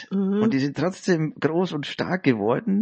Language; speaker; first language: German; native; German